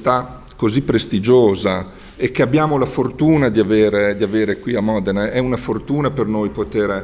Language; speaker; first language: Italian; native; Italian